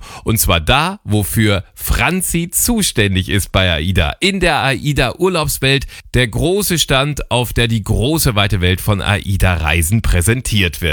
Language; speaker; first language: German; native; German